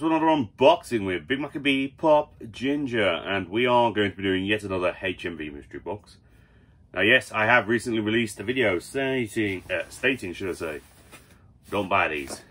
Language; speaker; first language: English; native; English